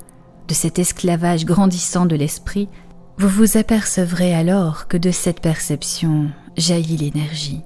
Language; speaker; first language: French; native; French